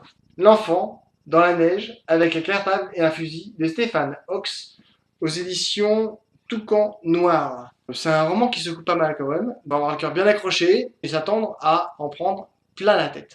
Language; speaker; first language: French; native; French